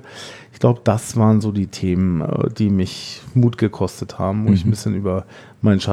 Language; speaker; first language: German; native; German